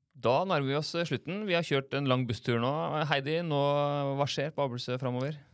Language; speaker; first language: Norwegian; native; Norwegian